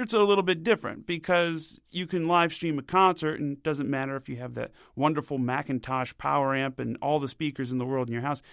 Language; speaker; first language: English; native; English